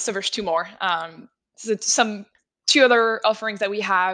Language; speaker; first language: English; non-native, fluent; French